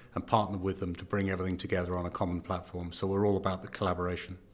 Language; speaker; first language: English; native; English